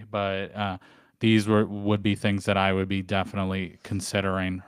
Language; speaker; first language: English; native; English